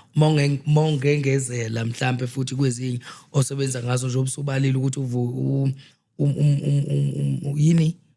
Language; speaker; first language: Zulu; native; Zulu